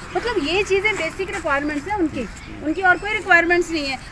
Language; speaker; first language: Hindi; native; Hindi